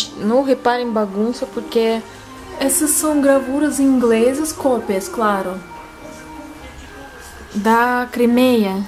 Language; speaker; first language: Portuguese; non-native, fluent; Russian